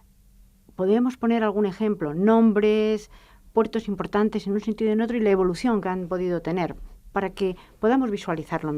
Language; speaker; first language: Spanish; native; Spanish